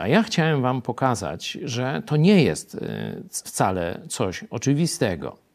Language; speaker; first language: Polish; native; Polish